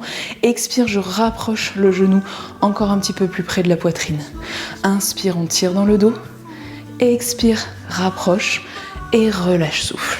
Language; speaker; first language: French; native; French